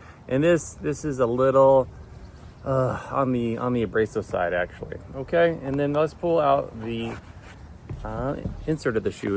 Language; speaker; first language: English; native; English